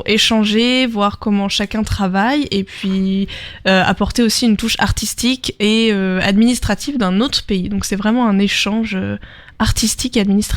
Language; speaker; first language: French; native; French